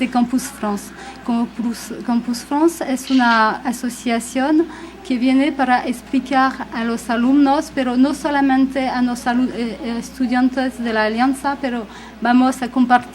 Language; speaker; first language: Spanish; non-native, fluent; French